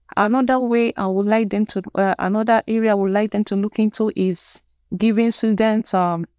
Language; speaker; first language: English; non-native, local second language; Igbo